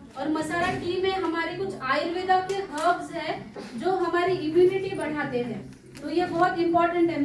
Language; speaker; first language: Hindi; non-native, local second language; Marathi